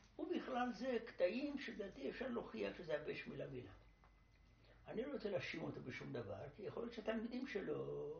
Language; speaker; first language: Hebrew; non-native, fluent; Romanian